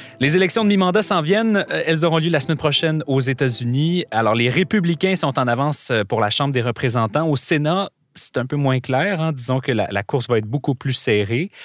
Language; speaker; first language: French; native; French